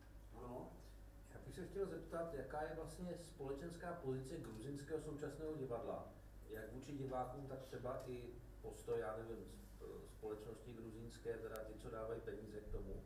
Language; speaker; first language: Czech; native; Czech